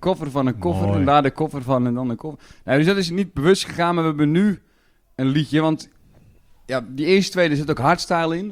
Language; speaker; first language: Dutch; native; Dutch